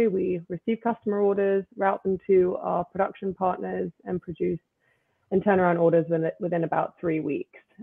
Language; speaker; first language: English; native; English